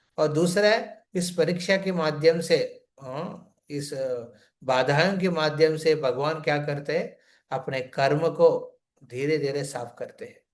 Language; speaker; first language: Hindi; non-native, local second language; Telugu